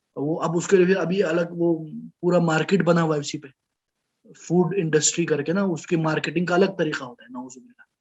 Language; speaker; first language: Urdu; non-native, local second language; Pashto